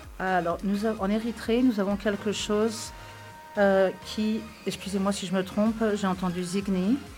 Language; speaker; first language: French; native; French